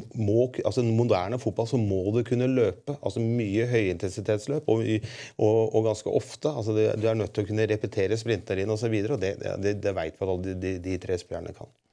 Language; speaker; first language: Norwegian; native; Norwegian